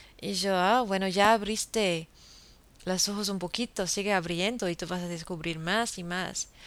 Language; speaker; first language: Spanish; non-native, fluent; English